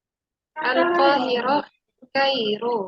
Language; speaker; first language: Arabic; non-native, fluent; Indonesian